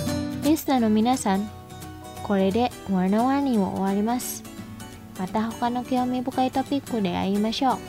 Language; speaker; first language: Japanese; non-native, fluent; Indonesian